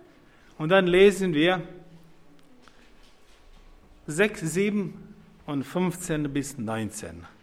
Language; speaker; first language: German; non-native, fluent; Croatian